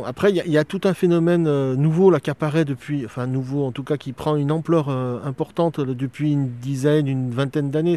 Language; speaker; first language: French; native; French